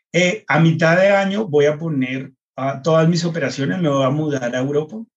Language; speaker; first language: Spanish; early bilingual, heritage; Spanish